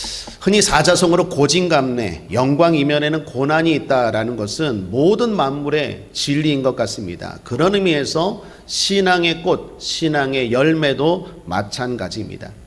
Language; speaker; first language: Korean; native; Korean